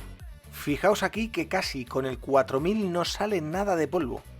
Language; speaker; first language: Spanish; native; Spanish